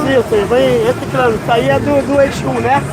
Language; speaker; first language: Portuguese; native; Portuguese